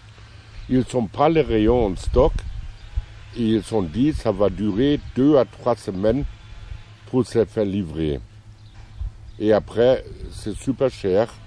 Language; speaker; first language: French; non-native, fluent; German